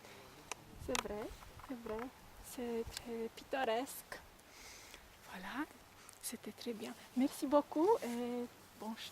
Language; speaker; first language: French; non-native, fluent; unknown